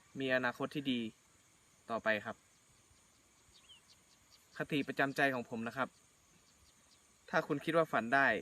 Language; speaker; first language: Thai; native; Thai